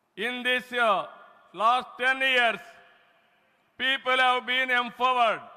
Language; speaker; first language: English; non-native, local second language; Telugu